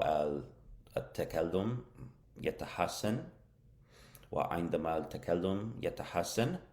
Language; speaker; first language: Arabic; non-native, learner; English